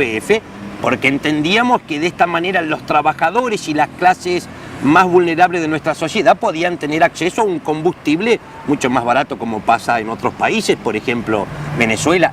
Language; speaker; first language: Spanish; native; Spanish